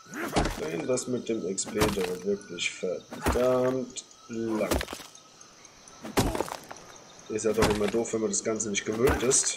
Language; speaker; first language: German; native; German